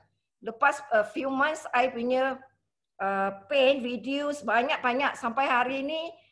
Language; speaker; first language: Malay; non-native, local second language; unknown